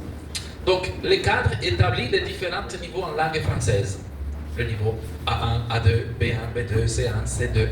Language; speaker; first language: French; non-native, fluent; Spanish